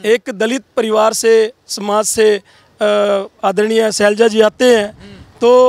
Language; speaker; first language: Hindi; native; Hindi